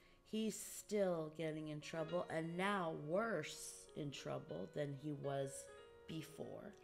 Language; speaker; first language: English; early bilingual, other home language; Portuguese